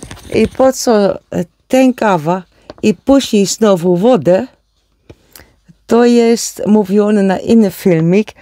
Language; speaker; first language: Polish; non-native, learner; Dutch